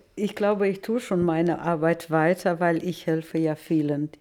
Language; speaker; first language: German; non-native, fluent; Russian